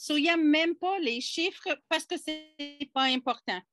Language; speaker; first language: French; non-native, fluent; English